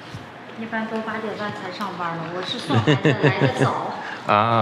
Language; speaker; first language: Chinese; native; Chinese